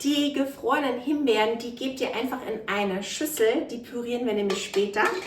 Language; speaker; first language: German; native; German